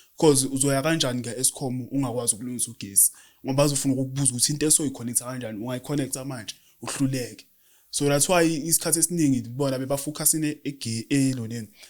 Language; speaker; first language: Zulu; native; Zulu